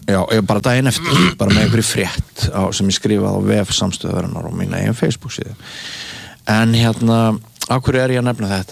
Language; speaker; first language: Icelandic; native; Icelandic